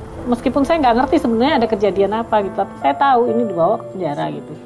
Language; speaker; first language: Indonesian; native; Indonesian